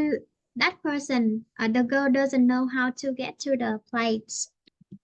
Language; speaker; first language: English; non-native, fluent; Vietnamese